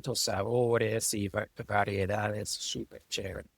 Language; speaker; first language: Spanish; non-native, fluent; English